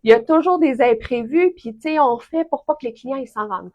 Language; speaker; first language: French; native; French